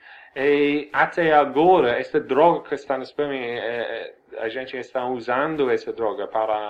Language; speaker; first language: Portuguese; non-native, fluent; English